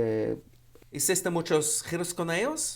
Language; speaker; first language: Spanish; non-native, fluent; English